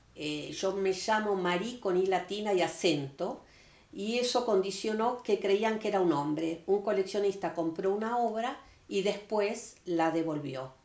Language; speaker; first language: Spanish; native; Spanish